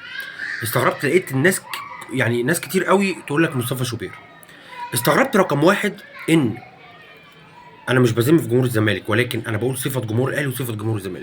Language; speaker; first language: Arabic; native; Arabic